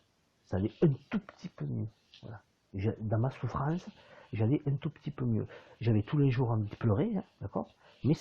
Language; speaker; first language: French; native; French